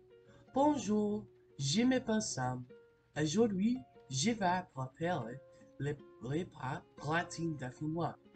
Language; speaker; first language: French; non-native, learner; English